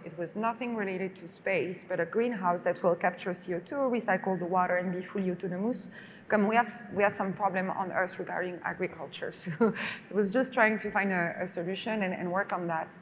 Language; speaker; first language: English; non-native, fluent; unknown